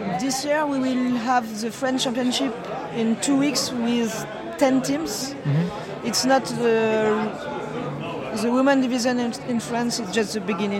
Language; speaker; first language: English; non-native, fluent; French